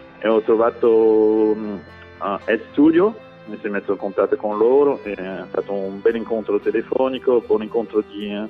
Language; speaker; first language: Italian; non-native, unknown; French